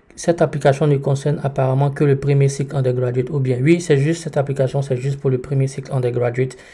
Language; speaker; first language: French; native; French